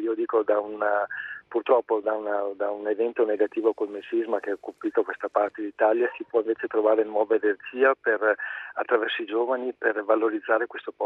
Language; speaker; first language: Italian; native; Italian